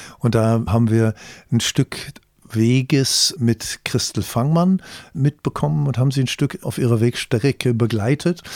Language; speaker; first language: German; native; German